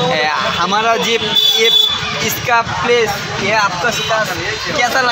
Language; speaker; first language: Hindi; non-native, learner; Bangla